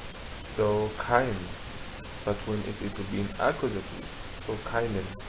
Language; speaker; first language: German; non-native, fluent; Arabic